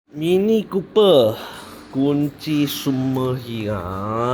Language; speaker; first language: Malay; non-native, local second language; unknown